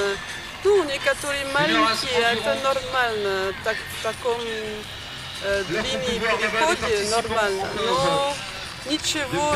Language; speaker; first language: Russian; non-native, learner; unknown